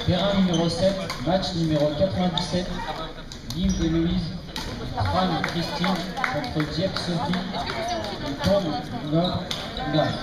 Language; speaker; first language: French; native; French